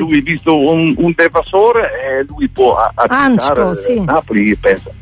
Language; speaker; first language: Italian; non-native, learner; Dutch